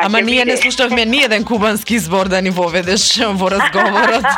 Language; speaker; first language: Macedonian; native; Macedonian